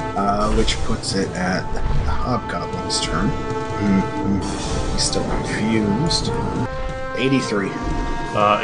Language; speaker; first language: English; native; English